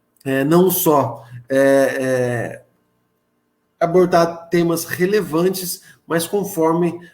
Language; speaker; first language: Portuguese; native; Portuguese